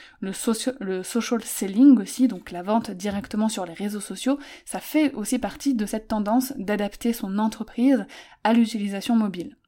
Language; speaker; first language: French; native; French